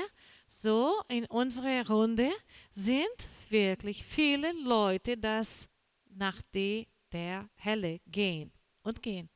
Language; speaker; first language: German; non-native, learner; Portuguese